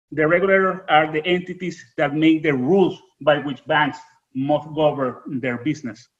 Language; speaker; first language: English; non-native, fluent; Spanish